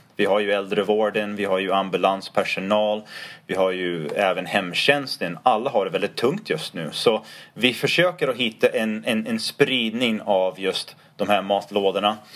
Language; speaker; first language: Swedish; non-native, fluent; English